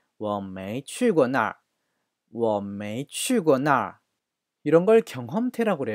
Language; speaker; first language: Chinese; non-native, fluent; Korean